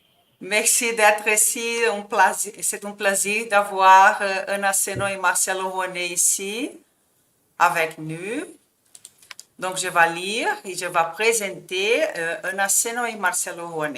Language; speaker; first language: French; non-native, fluent; Portuguese